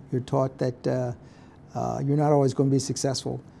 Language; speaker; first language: English; native; English